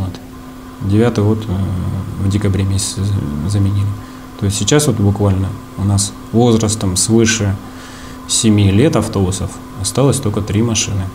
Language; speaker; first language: Russian; native; Russian